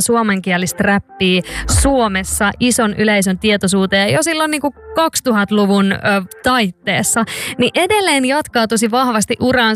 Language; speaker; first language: Finnish; native; Finnish